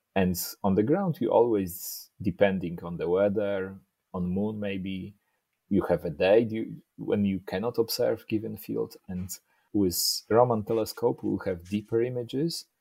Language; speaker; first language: English; non-native, fluent; Polish